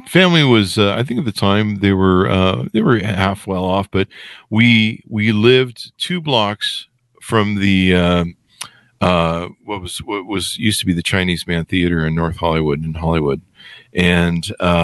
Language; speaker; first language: English; native; English